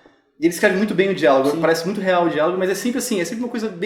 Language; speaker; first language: Portuguese; native; Portuguese